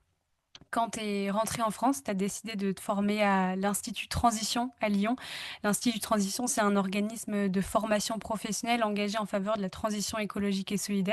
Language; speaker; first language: French; native; French